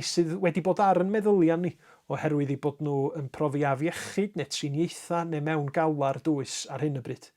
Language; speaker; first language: Welsh; native; Welsh